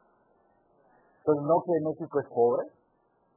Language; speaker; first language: Spanish; native; Spanish